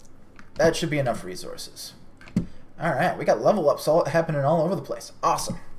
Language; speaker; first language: English; native; English